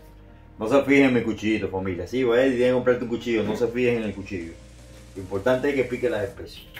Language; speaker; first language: Spanish; native; Spanish